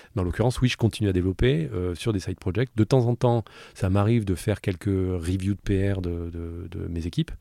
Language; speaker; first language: French; native; French